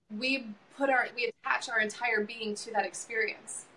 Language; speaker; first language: English; native; English